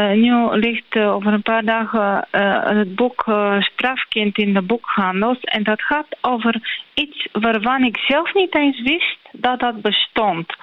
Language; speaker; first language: Dutch; non-native, fluent; Bulgarian